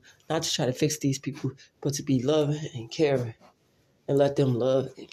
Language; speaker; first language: English; native; English